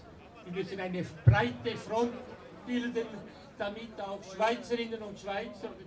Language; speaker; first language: German; non-native, fluent; French